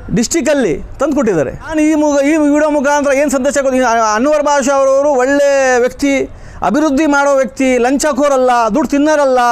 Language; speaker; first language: Kannada; non-native, local second language; Urdu